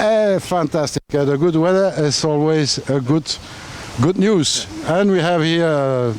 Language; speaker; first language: English; non-native, fluent; French